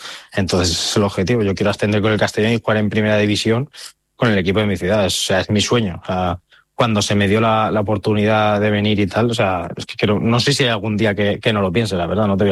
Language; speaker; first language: Spanish; native; Spanish